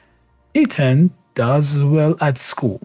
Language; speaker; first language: English; non-native, fluent; Persian